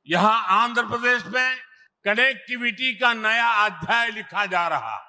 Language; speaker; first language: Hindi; non-native, local second language; Gujarati